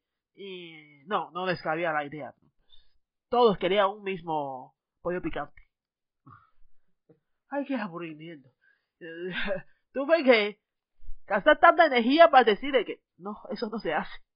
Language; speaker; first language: Spanish; non-native, fluent; Chinese